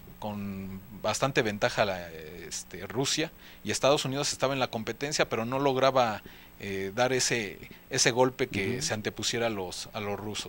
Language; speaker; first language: Spanish; native; Spanish